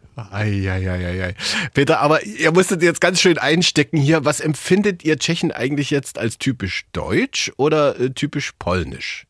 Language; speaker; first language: German; native; German